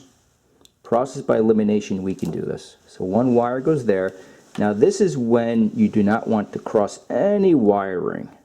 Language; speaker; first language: English; native; English